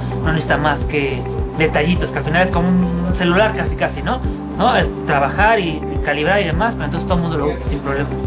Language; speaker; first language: Spanish; native; Spanish